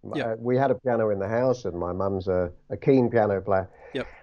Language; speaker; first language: English; native; English